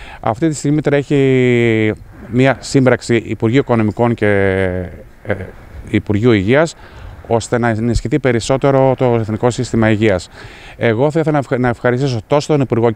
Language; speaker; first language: Greek; native; Greek